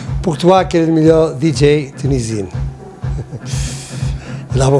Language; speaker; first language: French; non-native, learner; Portuguese